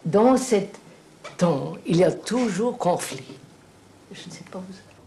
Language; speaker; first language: French; non-native, fluent; Telugu